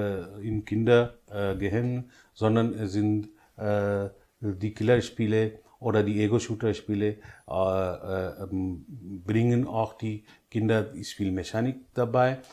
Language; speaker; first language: German; non-native, learner; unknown